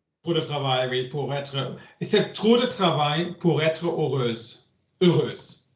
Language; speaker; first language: French; non-native, learner; English